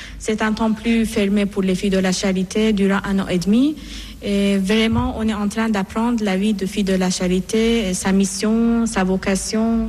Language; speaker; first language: French; non-native, fluent; Persian